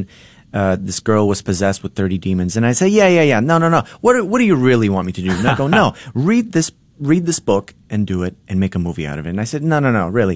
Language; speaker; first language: English; early bilingual, other home language; Polish